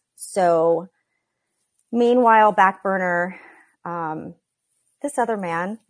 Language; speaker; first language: English; native; English